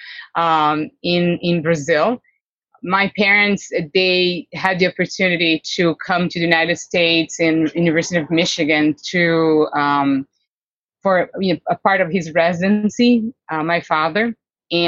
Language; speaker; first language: English; non-native, fluent; Portuguese